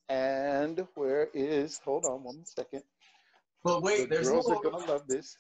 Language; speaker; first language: English; native; English